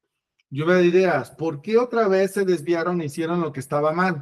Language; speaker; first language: Spanish; native; Spanish